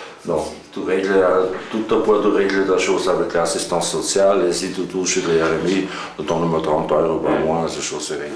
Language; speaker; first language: French; non-native, learner; German